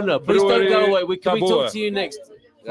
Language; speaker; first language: English; native; English